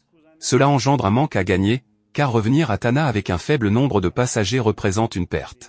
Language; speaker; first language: French; non-native, local second language; Malagasy